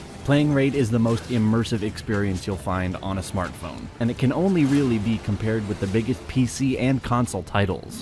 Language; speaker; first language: English; non-native, fluent; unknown